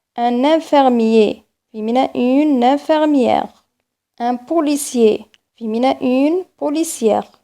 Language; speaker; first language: French; non-native, local second language; Arabic